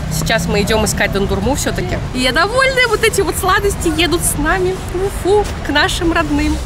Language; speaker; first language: Russian; native; Russian